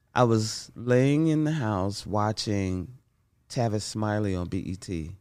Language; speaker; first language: English; native; English